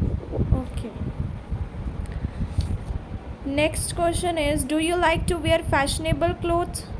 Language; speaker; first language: English; non-native, local second language; Punjabi